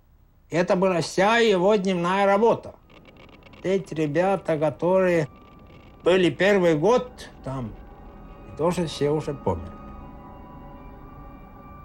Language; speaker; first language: Russian; native; Russian